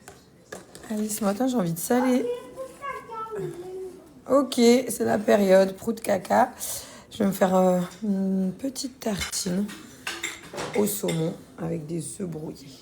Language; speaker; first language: French; native; French